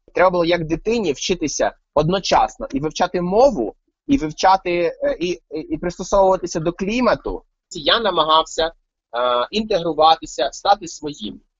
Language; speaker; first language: Ukrainian; native; Ukrainian